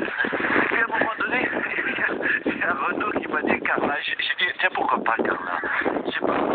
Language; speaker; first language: French; native; French